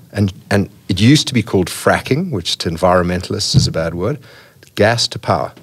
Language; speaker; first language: English; native; English